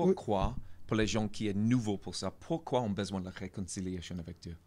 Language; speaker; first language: French; non-native, learner; English